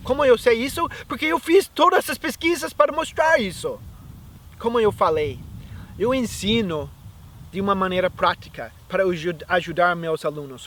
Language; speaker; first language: Portuguese; non-native, fluent; English